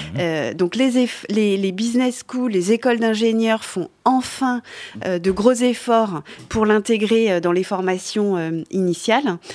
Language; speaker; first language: French; native; French